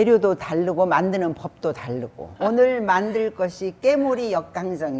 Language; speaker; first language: Korean; native; Korean